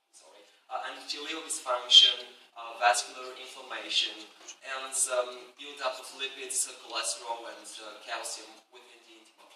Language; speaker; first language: English; non-native, fluent; Bulgarian